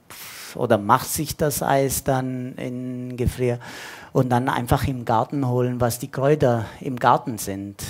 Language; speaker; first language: German; non-native, fluent; Italian